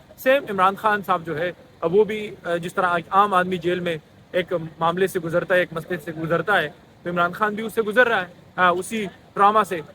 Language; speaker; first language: Urdu; non-native, local second language; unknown